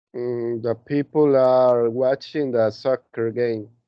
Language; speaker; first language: English; non-native, learner; Spanish